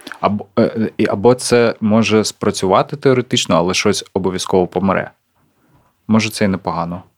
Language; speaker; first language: Ukrainian; non-native, local second language; Russian